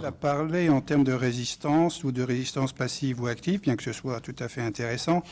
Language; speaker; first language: French; native; French